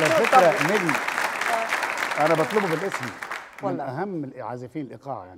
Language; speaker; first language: Arabic; native; Arabic